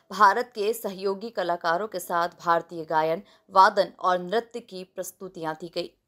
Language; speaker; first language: Hindi; native; Hindi